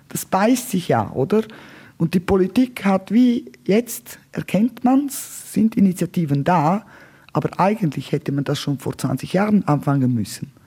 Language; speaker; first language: German; non-native, local second language; Romansh